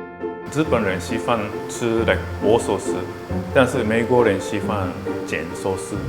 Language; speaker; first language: Chinese; non-native, learner; Japanese